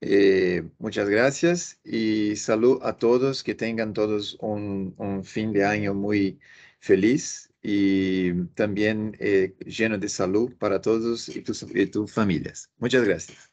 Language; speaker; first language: Spanish; non-native, fluent; Portuguese